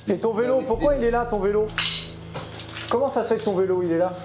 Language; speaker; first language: French; native; French